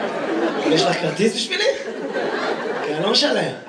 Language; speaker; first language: Hebrew; native; Hebrew